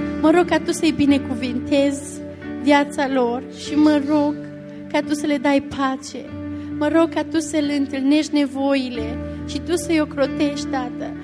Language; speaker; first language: Romanian; native; Romanian